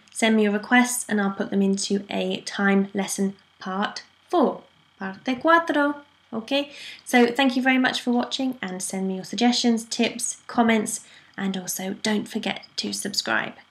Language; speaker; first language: English; native; English